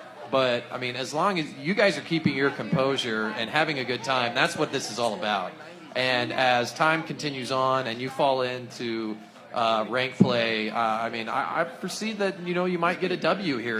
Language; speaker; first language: English; native; English